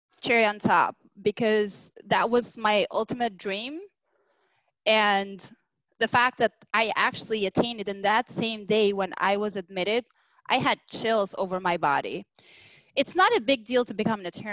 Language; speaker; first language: English; non-native, fluent; Albanian